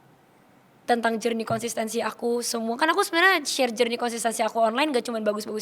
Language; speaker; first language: Indonesian; native; Indonesian